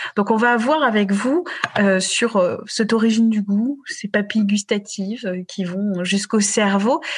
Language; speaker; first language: French; native; French